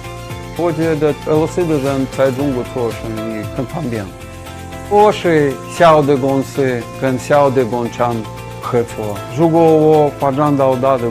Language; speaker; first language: Chinese; non-native, learner; Russian